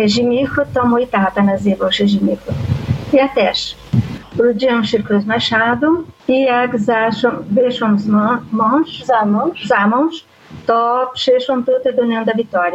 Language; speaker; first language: Polish; early bilingual, heritage; Portuguese